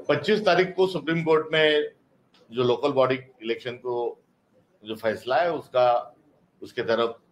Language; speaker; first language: Hindi; non-native, local second language; Marathi